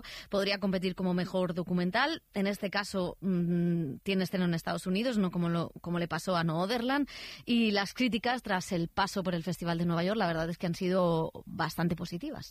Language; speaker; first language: Spanish; native; Spanish